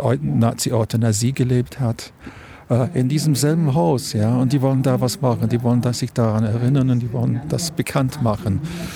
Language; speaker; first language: German; non-native, fluent; English